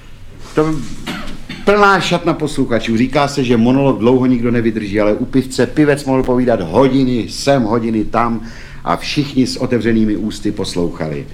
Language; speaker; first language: Czech; native; Czech